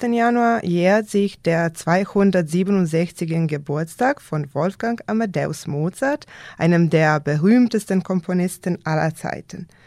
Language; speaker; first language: German; non-native, fluent; Serbian